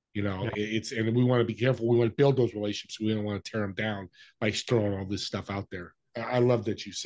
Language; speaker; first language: English; native; English